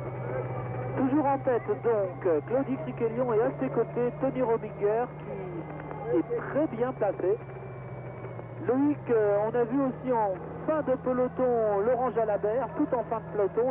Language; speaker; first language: French; native; French